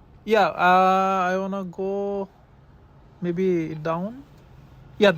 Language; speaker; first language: English; non-native, learner; Bangla